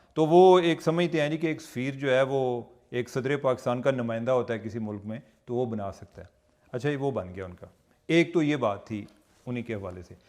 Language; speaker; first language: Urdu; non-native, local second language; Punjabi